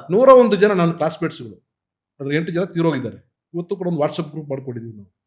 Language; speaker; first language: Kannada; non-native, local second language; Malayalam